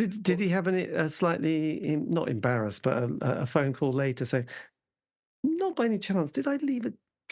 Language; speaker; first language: English; native; English